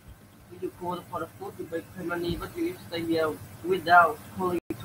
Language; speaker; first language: English; non-native, learner; Vietnamese